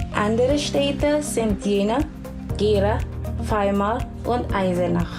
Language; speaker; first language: German; non-native, learner; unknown